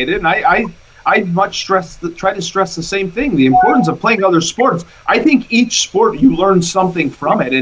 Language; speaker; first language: English; native; English